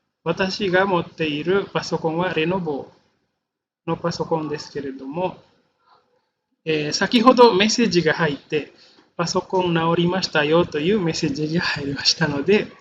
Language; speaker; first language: Japanese; non-native, fluent; Indonesian